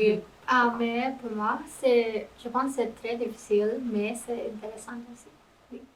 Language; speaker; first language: French; non-native, learner; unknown